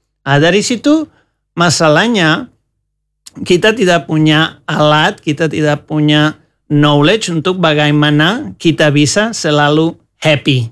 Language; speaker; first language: Indonesian; non-native, learner; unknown